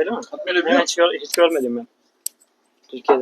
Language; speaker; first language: Turkish; non-native, fluent; Hindi